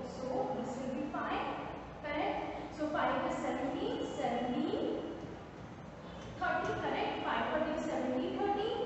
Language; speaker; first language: English; non-native, local second language; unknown